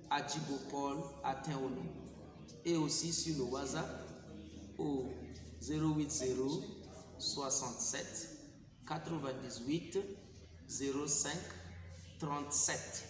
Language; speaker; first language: French; non-native, fluent; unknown